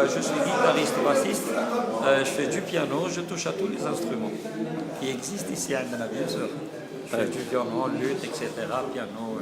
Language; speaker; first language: French; non-native, local second language; Arabic